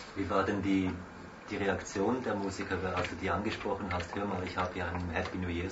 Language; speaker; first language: German; native; German